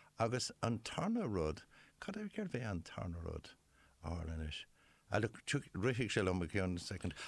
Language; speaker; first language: Irish; non-native, local second language; English